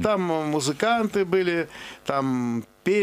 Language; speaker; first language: Russian; non-native, local second language; Azerbaijani